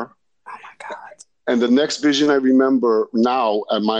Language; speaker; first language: English; native; English